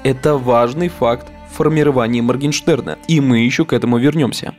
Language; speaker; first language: Russian; native; Russian